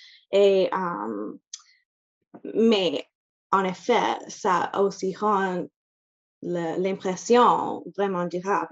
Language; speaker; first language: French; non-native, local second language; English